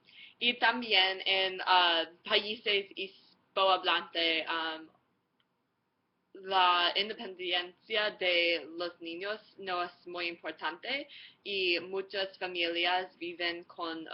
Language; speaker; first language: Spanish; non-native, learner; English